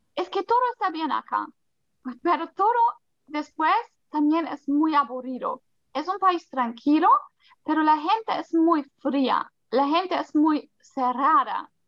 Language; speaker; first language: Spanish; non-native, fluent; German